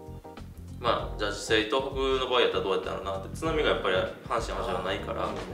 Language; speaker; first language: Japanese; native; Japanese